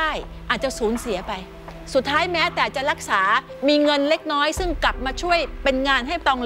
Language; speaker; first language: Thai; native; Thai